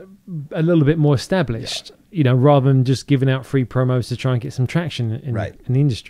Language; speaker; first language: English; native; English